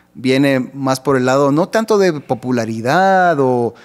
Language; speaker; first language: Spanish; native; Spanish